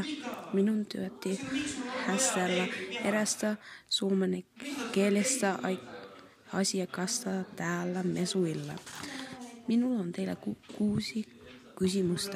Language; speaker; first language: Finnish; non-native, learner; Estonian